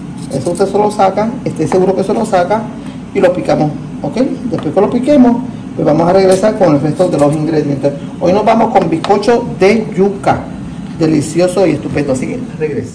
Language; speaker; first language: Spanish; native; Spanish